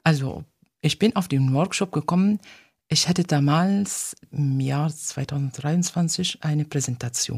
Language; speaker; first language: German; non-native, fluent; Arabic